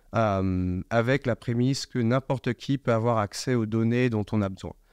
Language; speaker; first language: French; native; French